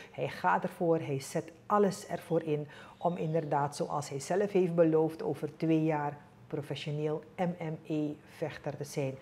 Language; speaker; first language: Dutch; native; Dutch